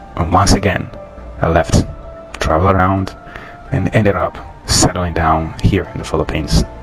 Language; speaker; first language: English; non-native, fluent; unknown